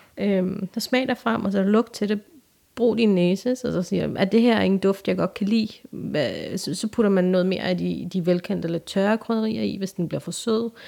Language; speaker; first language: Danish; early bilingual, other home language; Turkish